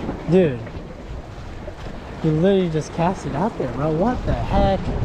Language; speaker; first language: English; early bilingual, other home language; Korean